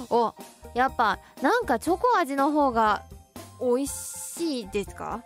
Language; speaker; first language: Japanese; non-native, fluent; Chinese